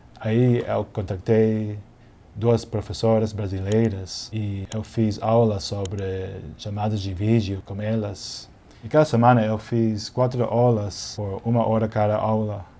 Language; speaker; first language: Portuguese; non-native, learner; English